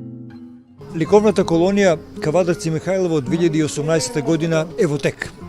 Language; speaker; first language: Macedonian; native; Macedonian